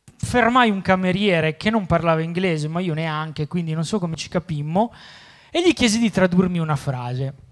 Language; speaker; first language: Italian; native; Italian